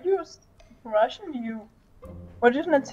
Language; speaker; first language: English; non-native, learner; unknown